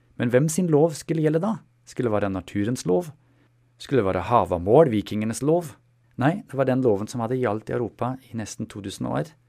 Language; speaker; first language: Norwegian; non-native, fluent; German